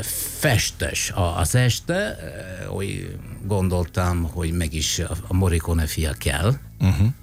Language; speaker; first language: Hungarian; non-native, fluent; Italian